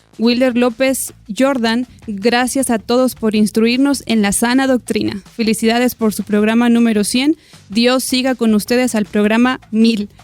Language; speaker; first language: Spanish; native; Spanish